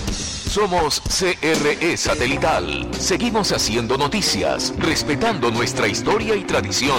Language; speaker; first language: Spanish; native; Spanish